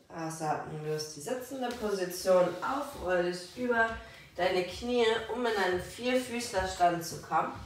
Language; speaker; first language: German; native; German